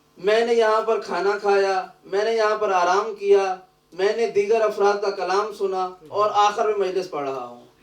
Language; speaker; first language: Urdu; native; Urdu